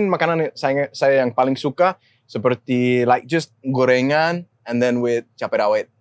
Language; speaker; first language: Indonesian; non-native, learner; Danish